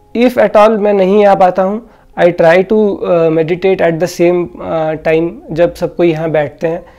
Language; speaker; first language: Hindi; non-native, local second language; Odia